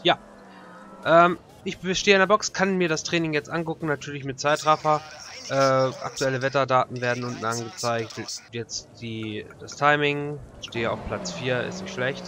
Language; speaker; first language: German; native; German